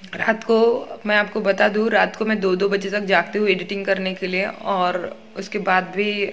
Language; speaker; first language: Hindi; native; Hindi